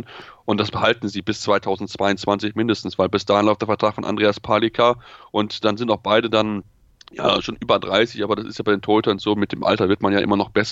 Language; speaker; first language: German; native; German